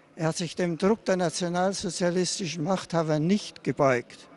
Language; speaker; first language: German; native; German